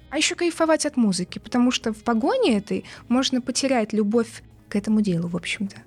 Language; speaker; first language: Russian; native; Russian